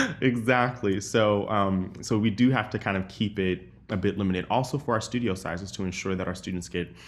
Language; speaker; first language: English; native; English